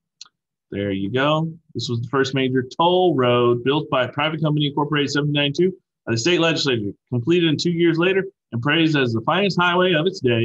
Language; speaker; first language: English; native; English